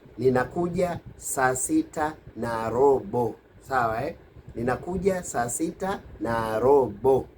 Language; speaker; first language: Swahili; native; Swahili